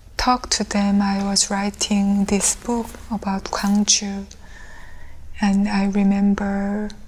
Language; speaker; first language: English; non-native, fluent; Korean